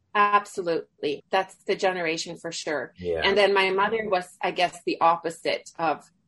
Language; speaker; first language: English; early bilingual, other home language; Swedish